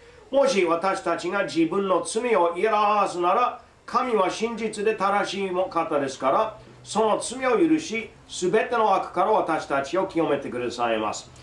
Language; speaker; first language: Japanese; non-native, fluent; English